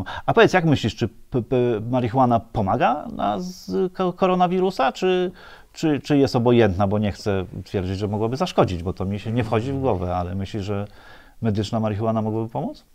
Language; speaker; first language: Polish; native; Polish